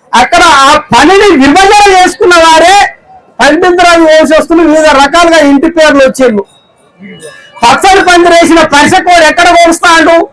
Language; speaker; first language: Telugu; non-native, local second language; Koya